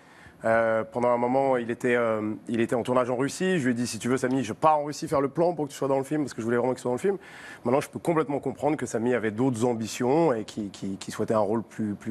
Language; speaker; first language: French; native; French